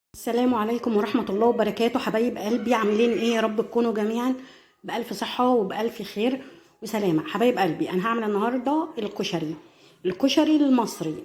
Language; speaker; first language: Arabic; native; Arabic